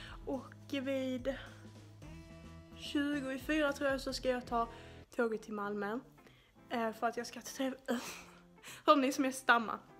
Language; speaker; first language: Swedish; native; Swedish